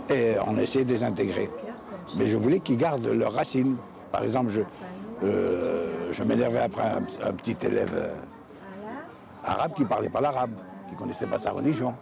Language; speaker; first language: French; non-native, local second language; Arabic